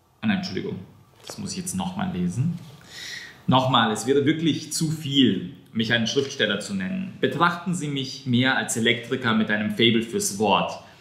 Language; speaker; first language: German; non-native, fluent; Serbian